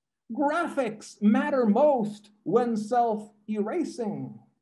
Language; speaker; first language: English; non-native, local second language; Spanish